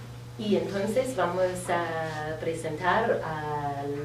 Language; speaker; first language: Spanish; early bilingual, heritage; Spanish